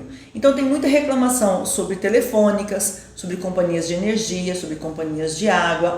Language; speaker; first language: Portuguese; native; Portuguese